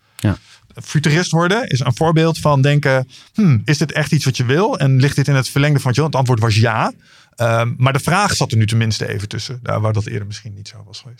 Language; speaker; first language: Dutch; native; Dutch